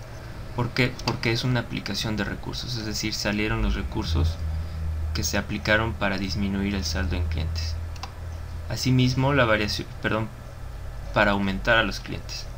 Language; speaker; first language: Spanish; native; Spanish